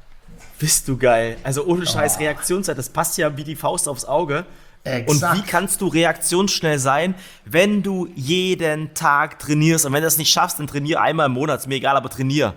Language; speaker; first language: German; native; German